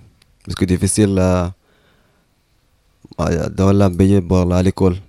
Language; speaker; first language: French; non-native, learner; Arabic